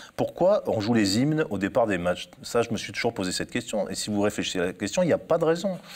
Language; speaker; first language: French; native; French